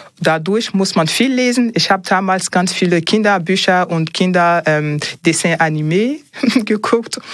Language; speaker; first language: German; non-native, fluent; French